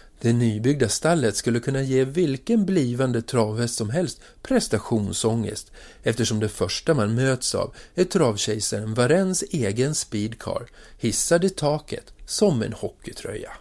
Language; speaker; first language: Swedish; native; Swedish